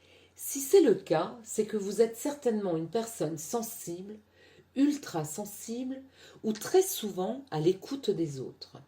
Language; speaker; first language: French; native; French